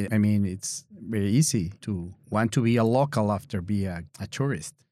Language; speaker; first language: English; non-native, learner; Spanish